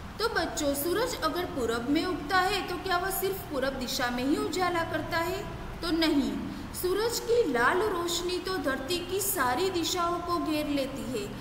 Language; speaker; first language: Hindi; non-native, local second language; Gujarati